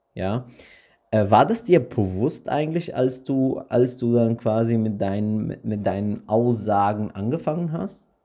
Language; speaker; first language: German; early bilingual, other home language; Arabic